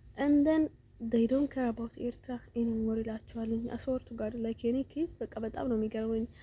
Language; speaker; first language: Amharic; native; Amharic